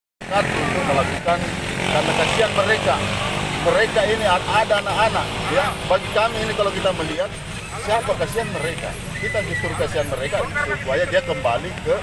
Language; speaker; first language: Malay; native; Malay